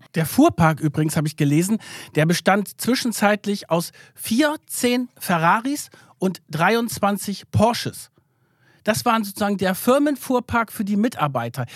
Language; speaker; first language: German; early bilingual, other home language; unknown